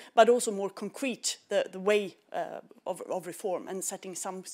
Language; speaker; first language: English; non-native, fluent; Swedish